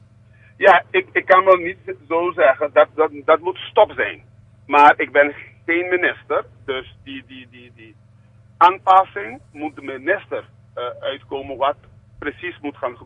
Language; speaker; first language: Dutch; non-native, local second language; Papiamento